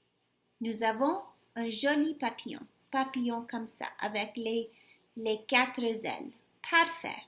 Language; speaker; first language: French; non-native, fluent; English